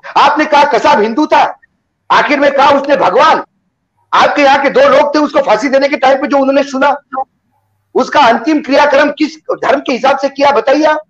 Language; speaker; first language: Hindi; non-native, local second language; Marathi